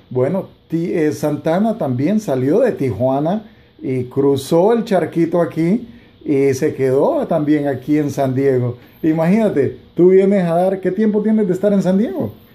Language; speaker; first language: Spanish; native; Spanish